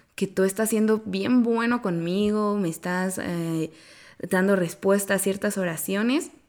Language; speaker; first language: Spanish; native; Spanish